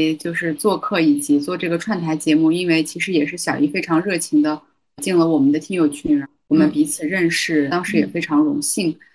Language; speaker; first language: Chinese; non-native, local second language; Kazakh